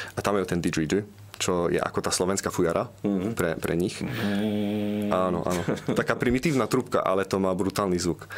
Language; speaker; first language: Slovak; early bilingual, heritage; Slovak